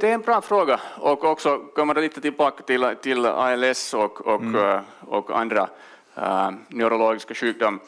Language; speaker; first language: Swedish; non-native, local second language; Finnish